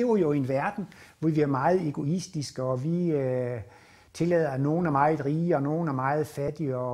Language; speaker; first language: Danish; native; Danish